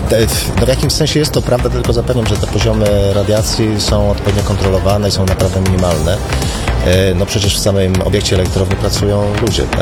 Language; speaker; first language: Polish; native; Polish